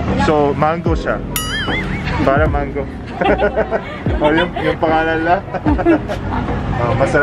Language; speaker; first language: Filipino; non-native, learner; Arabic